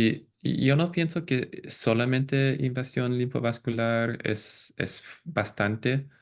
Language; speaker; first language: Spanish; non-native, fluent; English